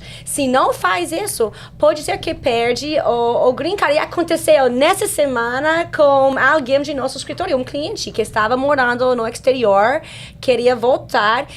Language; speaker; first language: Portuguese; non-native, fluent; English